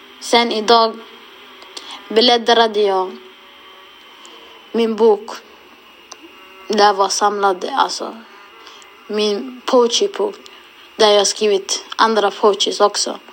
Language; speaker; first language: Swedish; non-native, local second language; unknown